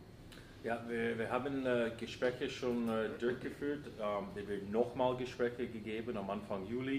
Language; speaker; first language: German; non-native, fluent; English